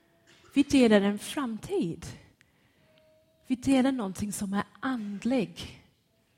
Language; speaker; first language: Swedish; non-native, fluent; English